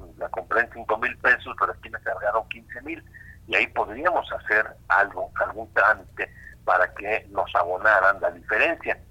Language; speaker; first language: Spanish; native; Spanish